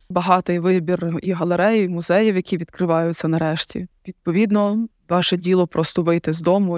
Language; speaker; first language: Ukrainian; native; Ukrainian